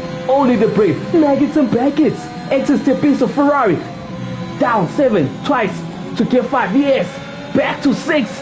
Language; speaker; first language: English; non-native, local second language; Zulu